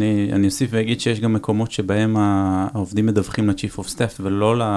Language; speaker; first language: Hebrew; native; Hebrew